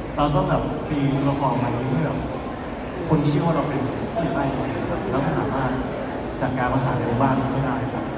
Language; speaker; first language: Thai; native; Thai